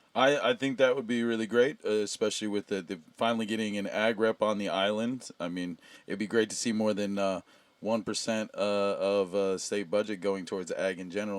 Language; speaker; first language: English; native; English